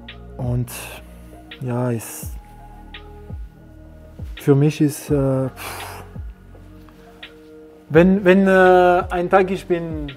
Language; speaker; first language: German; non-native, learner; French